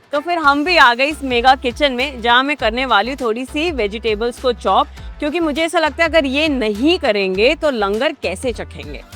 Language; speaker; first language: Hindi; native; Hindi